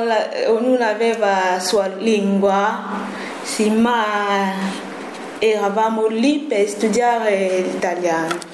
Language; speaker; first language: Italian; non-native, fluent; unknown